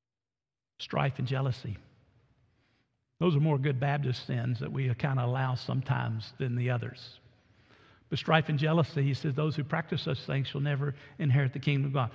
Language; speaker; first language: English; native; English